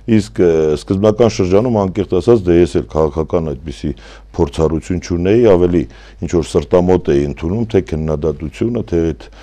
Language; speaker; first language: Armenian; native; Armenian